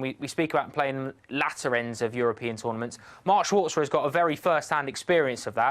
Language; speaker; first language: English; native; English